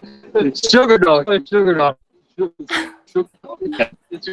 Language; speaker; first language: English; native; English